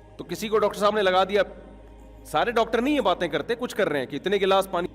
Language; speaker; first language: Urdu; native; Urdu